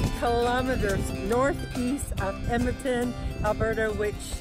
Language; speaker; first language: English; native; English